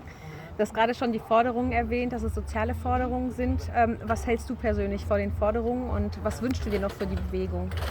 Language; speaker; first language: German; native; German